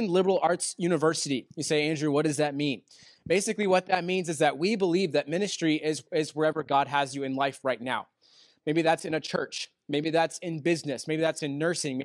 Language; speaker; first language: English; native; English